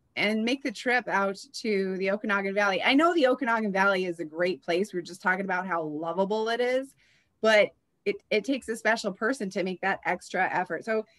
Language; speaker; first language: English; native; English